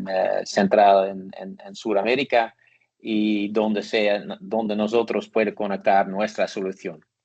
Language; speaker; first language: Spanish; non-native, learner; Dutch